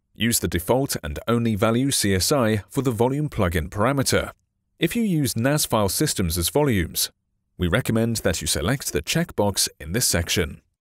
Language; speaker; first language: English; non-native, fluent; Chinese